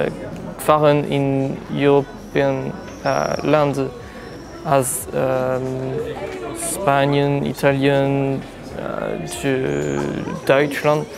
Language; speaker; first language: German; non-native, learner; French